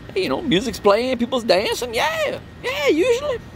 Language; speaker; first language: English; native; English